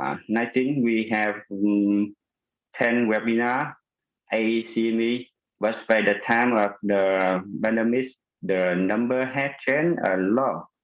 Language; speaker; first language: English; non-native, fluent; Vietnamese